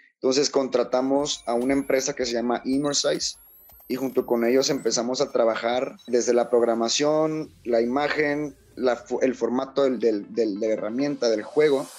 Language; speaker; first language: Spanish; native; Spanish